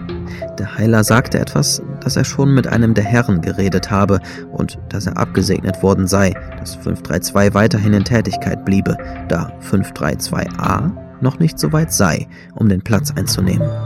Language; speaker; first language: German; native; German